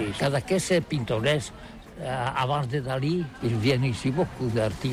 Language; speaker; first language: French; non-native, learner; Catalan